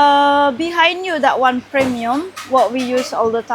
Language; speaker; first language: English; non-native, learner; Indonesian